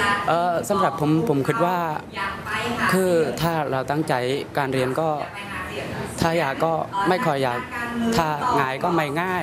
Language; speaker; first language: Thai; non-native, learner; Khmer